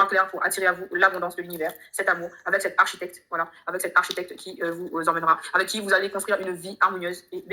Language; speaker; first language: French; native; French